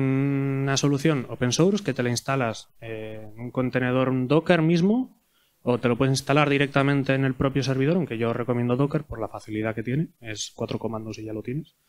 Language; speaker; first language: Spanish; native; Spanish